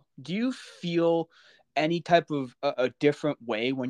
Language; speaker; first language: English; native; English